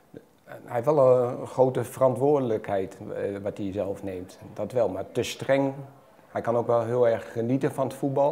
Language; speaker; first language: Dutch; native; Dutch